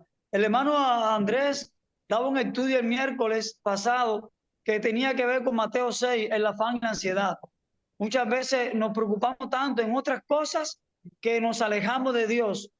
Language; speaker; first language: Spanish; native; Spanish